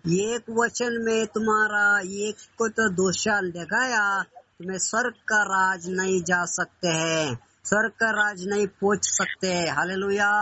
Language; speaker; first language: Hindi; non-native, local second language; Kannada